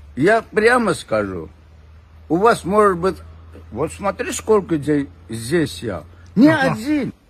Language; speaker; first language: Russian; non-native, local second language; Armenian